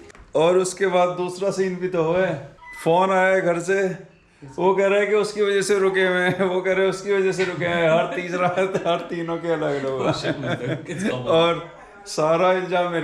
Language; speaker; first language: Hindi; native; Hindi